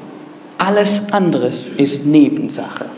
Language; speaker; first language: German; non-native, fluent; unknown